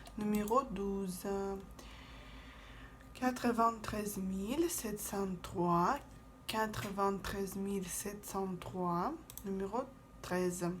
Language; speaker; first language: French; non-native, fluent; Russian